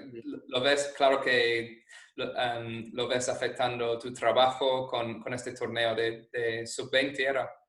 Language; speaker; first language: Spanish; non-native, fluent; English